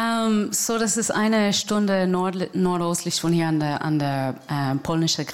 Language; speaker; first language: German; non-native, fluent; English